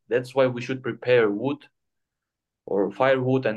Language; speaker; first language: English; non-native, fluent; Kyrgyz